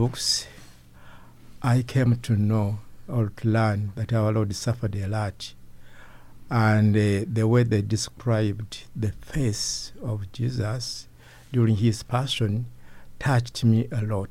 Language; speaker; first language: English; non-native, local second language; Ganda